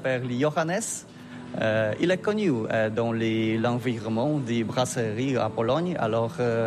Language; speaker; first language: French; non-native, learner; Polish